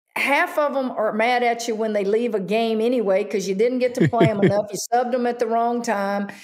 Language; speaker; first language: English; native; English